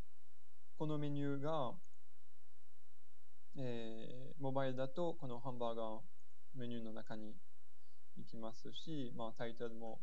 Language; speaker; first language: Japanese; non-native, fluent; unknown